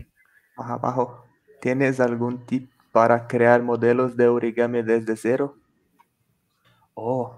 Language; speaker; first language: Spanish; non-native, local second language; Portuguese